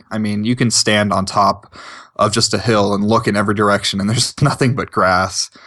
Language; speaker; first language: English; native; English